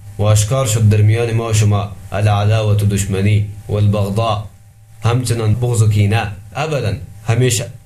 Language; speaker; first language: Persian; native; Persian